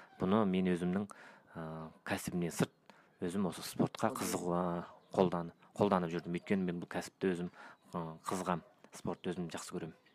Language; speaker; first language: Kazakh; early bilingual, heritage; Kazakh